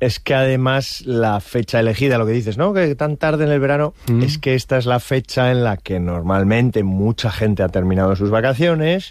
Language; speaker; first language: Spanish; native; Spanish